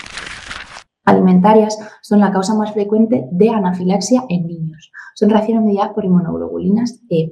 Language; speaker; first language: Spanish; native; Spanish